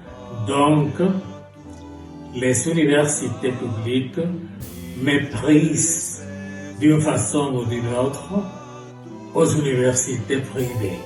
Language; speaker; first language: French; non-native, fluent; Spanish